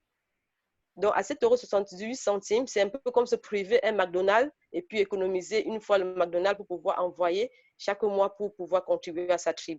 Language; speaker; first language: French; native; French